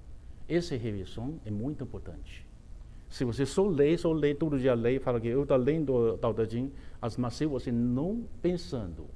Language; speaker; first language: Portuguese; non-native, fluent; Chinese